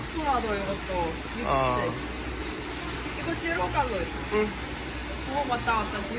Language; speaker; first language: Korean; non-native, learner; Russian